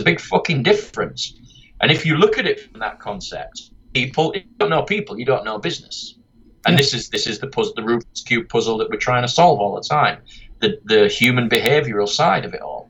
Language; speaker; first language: English; native; English